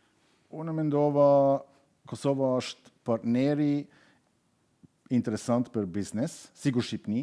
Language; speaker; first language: Albanian; non-native, learner; German